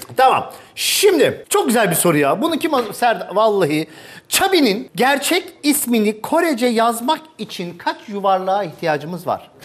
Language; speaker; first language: Turkish; native; Turkish